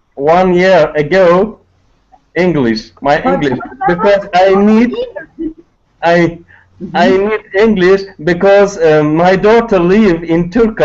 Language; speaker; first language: English; non-native, learner; Tatar